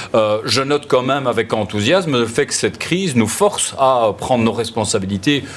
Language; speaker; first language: French; native; French